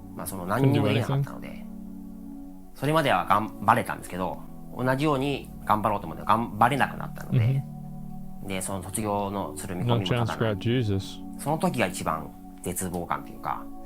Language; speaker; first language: Japanese; native; Japanese